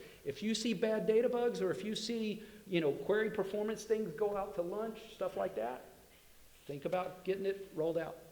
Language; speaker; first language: English; native; English